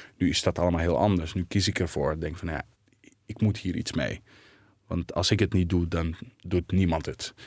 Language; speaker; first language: Dutch; early bilingual, other home language; Arabic